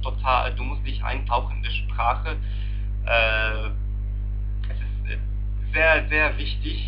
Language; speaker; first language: German; non-native, learner; Arabic